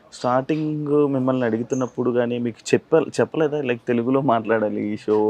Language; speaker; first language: Telugu; native; Telugu